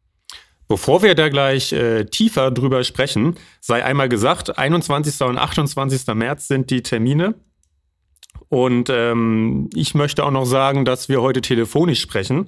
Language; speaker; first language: German; native; German